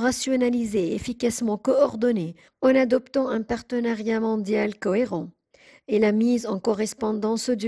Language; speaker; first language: French; non-native, fluent; Arabic